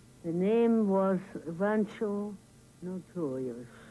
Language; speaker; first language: English; non-native, fluent; German